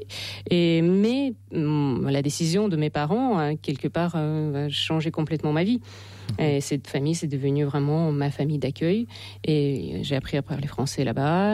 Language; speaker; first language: French; non-native, fluent; Ukrainian